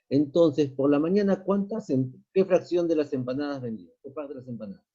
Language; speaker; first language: Spanish; native; Spanish